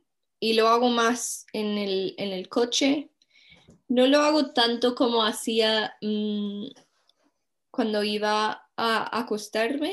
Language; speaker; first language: Spanish; non-native, fluent; English